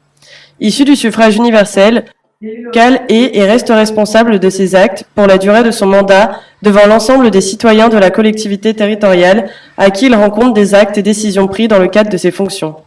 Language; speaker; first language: French; native; French